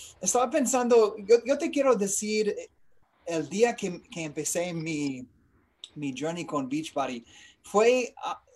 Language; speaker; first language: Spanish; non-native, learner; English